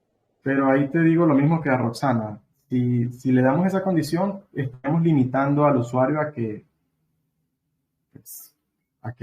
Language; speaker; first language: Spanish; native; Spanish